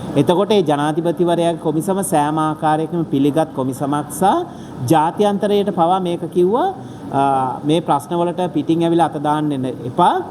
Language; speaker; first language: Sinhala; non-native, local second language; Tamil